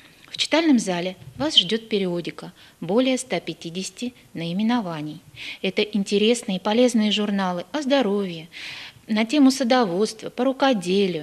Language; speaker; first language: Russian; native; Russian